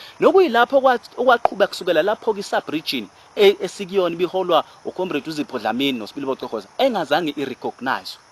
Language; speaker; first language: Zulu; native; Zulu